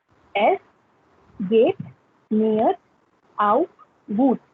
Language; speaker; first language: German; non-native, learner; Hindi